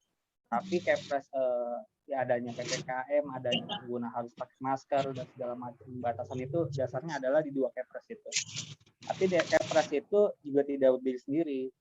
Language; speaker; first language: Indonesian; native; Indonesian